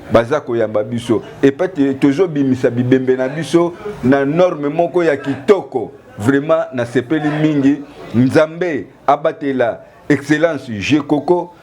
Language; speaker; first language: Lingala; native; Lingala